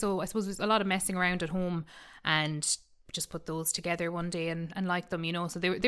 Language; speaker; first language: English; native; English